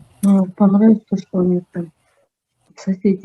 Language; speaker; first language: Russian; non-native, local second language; Kyrgyz